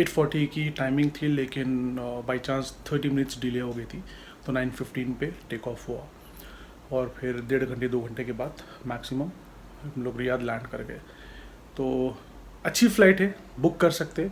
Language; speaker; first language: Hindi; native; Hindi